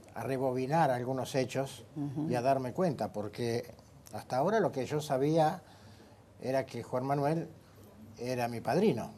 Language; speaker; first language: Spanish; native; Spanish